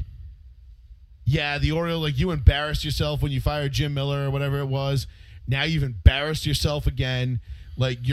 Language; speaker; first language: English; native; English